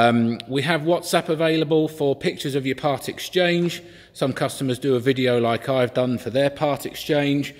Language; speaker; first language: English; native; English